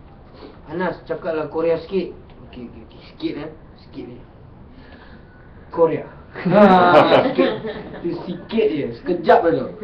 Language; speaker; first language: Malay; native; Malay